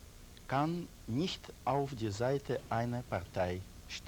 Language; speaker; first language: German; non-native, learner; Russian